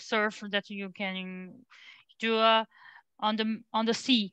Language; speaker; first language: English; non-native, learner; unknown